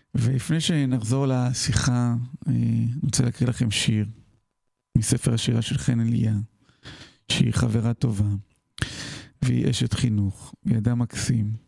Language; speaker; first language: Hebrew; native; Hebrew